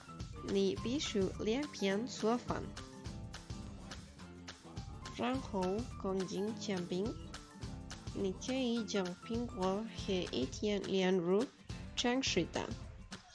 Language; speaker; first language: Chinese; non-native, learner; Spanish